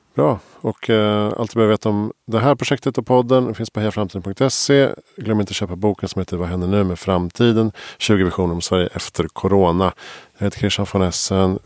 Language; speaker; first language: Swedish; native; Swedish